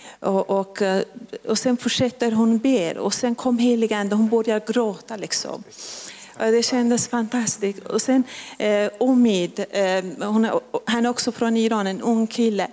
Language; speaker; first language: Swedish; non-native, local second language; Persian